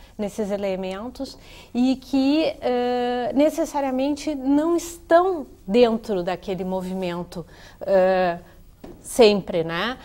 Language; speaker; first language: Portuguese; native; Portuguese